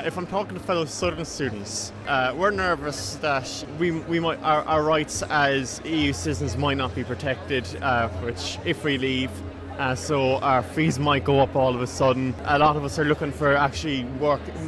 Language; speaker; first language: English; native; English